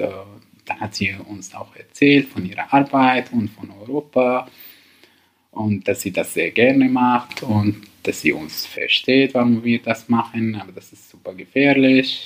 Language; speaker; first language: German; non-native, learner; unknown